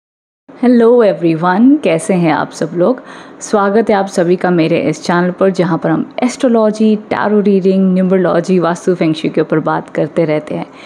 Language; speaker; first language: Hindi; native; Hindi